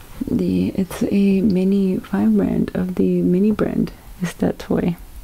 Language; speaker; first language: English; native; English